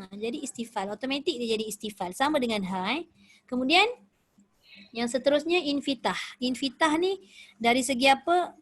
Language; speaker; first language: Malay; native; Malay